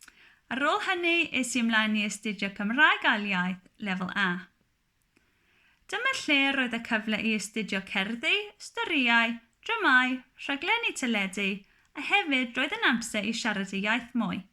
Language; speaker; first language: Welsh; non-native, local second language; English